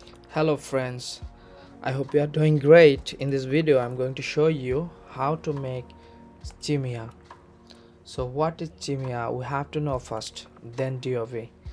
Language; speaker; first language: English; non-native, local second language; Bangla